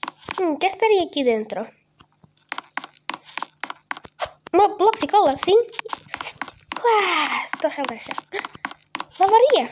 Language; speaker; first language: Spanish; non-native, learner; Portuguese